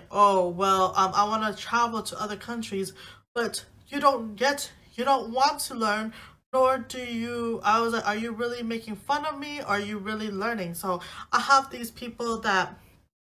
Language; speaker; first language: English; native; English